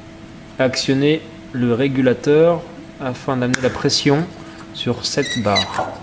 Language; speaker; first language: French; native; French